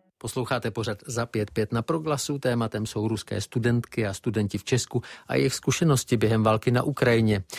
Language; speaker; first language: Czech; native; Czech